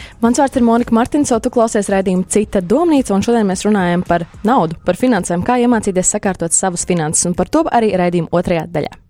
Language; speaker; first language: Latvian; native; Latvian